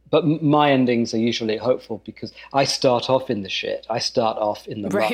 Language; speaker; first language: English; native; English